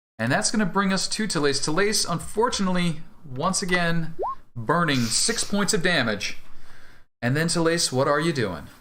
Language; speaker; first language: English; native; English